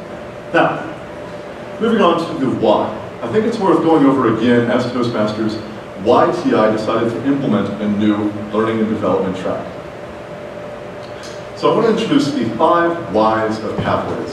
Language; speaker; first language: English; native; English